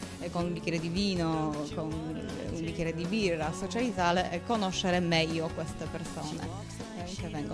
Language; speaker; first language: Italian; non-native, fluent; Polish